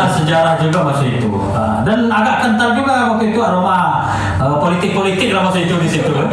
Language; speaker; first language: Indonesian; non-native, local second language; Minangkabau